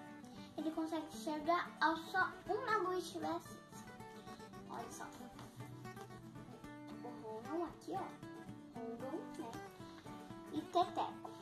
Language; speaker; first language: Portuguese; native; Portuguese